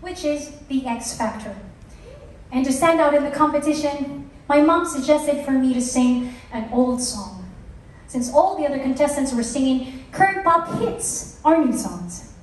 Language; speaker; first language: English; non-native, local second language; Filipino